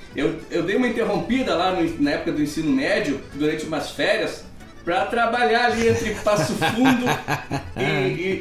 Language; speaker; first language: Portuguese; native; Portuguese